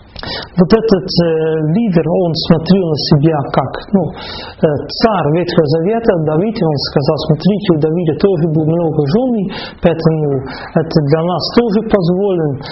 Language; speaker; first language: Russian; non-native, fluent; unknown